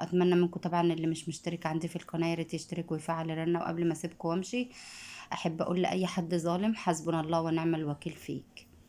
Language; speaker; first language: Arabic; native; Arabic